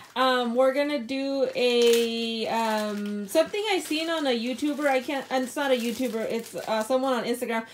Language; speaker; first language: English; early bilingual, other home language; Spanish